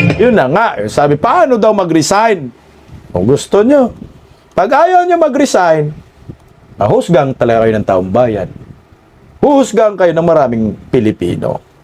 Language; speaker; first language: Filipino; non-native, local second language; Cebuano